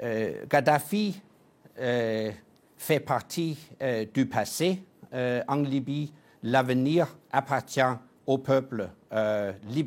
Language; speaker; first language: French; non-native, fluent; Danish